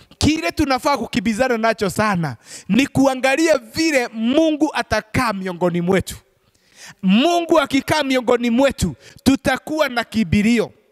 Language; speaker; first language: Swahili; non-native, local second language; Kikuyu